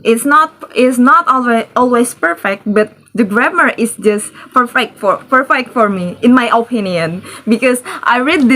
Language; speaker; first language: English; non-native, learner; Indonesian